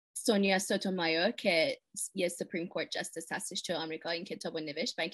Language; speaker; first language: Persian; early bilingual, heritage; Persian